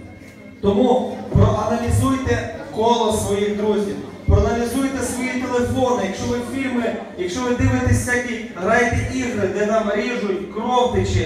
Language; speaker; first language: Ukrainian; native; Ukrainian